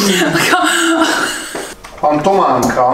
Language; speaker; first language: Italian; native; Italian